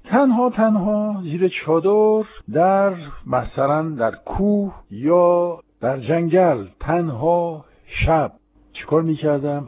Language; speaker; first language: Persian; non-native, fluent; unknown